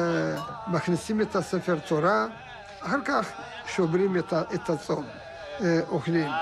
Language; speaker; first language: Hebrew; non-native, fluent; Amharic